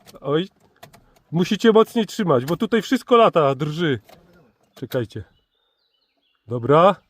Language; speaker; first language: Polish; native; Polish